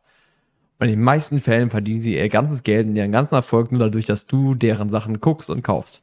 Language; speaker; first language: German; native; German